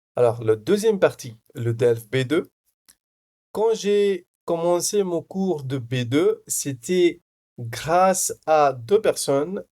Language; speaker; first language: French; non-native, fluent; Hindi